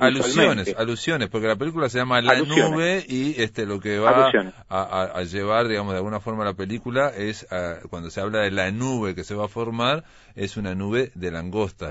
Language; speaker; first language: Spanish; native; Spanish